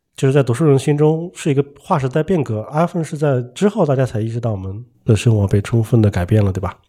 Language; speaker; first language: Chinese; native; Chinese